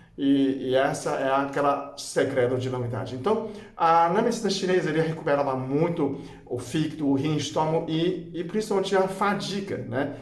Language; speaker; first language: Portuguese; non-native, fluent; Chinese